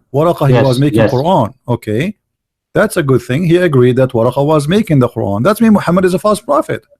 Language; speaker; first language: English; non-native, fluent; Arabic